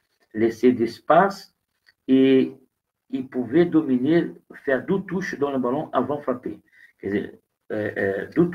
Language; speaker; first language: French; non-native, learner; Portuguese